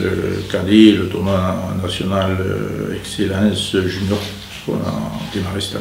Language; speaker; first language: French; native; French